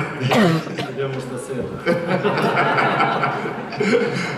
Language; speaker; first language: Italian; non-native, fluent; Swedish